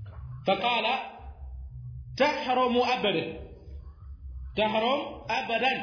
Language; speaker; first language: Arabic; non-native, fluent; Swahili